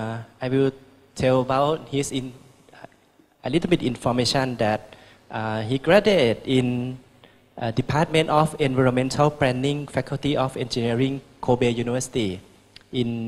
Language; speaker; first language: English; non-native, learner; Thai